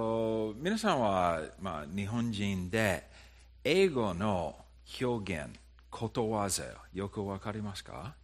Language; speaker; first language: Japanese; non-native, fluent; English